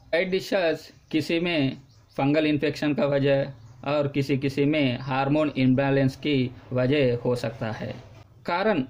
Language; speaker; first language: Hindi; non-native, local second language; Telugu